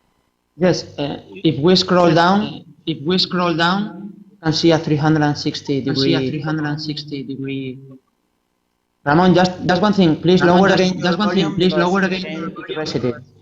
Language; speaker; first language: English; non-native, fluent; Spanish